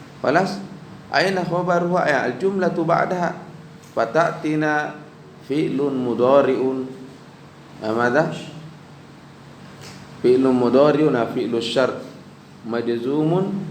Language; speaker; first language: Arabic; non-native, fluent; Indonesian